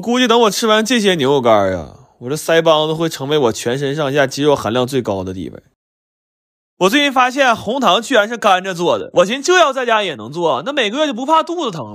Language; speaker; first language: Chinese; native; Chinese